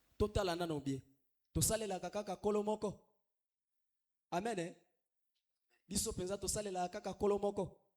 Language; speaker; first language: Lingala; native; Lingala